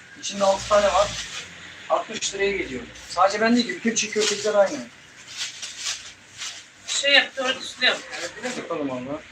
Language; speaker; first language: Turkish; native; Turkish